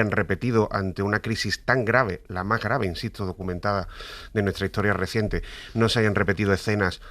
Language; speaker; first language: Spanish; native; Spanish